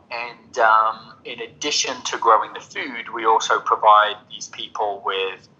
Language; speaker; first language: English; native; English